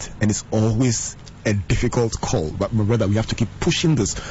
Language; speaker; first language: English; non-native, local second language; Akan